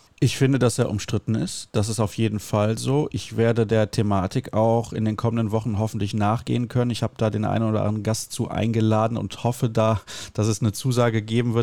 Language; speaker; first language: German; native; German